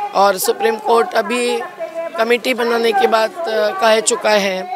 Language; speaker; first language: Hindi; non-native, local second language; Marathi